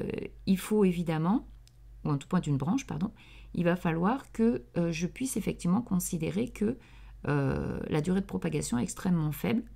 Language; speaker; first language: French; native; French